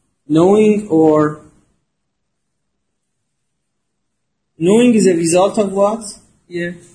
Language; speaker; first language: English; non-native, fluent; Persian